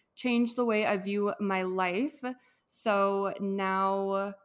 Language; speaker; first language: English; native; English